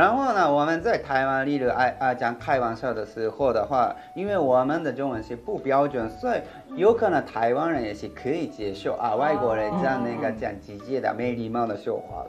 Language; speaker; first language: Chinese; non-native, fluent; Japanese